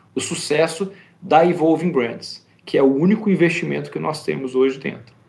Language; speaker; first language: Portuguese; native; Portuguese